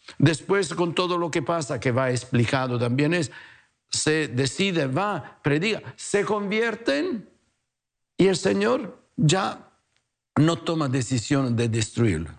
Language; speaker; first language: Spanish; non-native, fluent; Italian